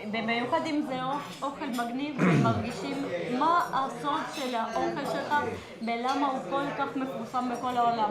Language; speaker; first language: Hebrew; non-native, fluent; Spanish